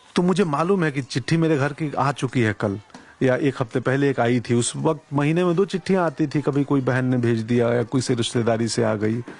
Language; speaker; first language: Hindi; non-native, local second language; Bhojpuri